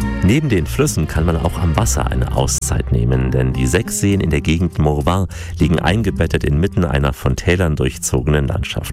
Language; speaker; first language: German; native; German